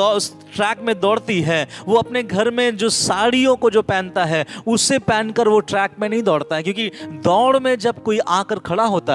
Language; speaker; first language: Hindi; non-native, local second language; Bangla